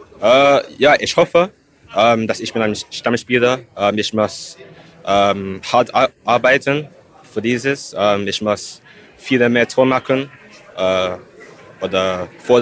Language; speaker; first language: German; non-native, learner; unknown